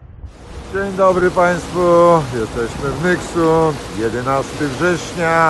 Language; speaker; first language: Polish; native; Polish